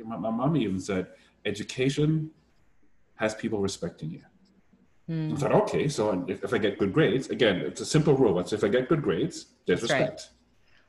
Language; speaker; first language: English; non-native, fluent; German